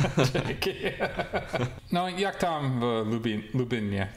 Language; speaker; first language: Polish; non-native, learner; English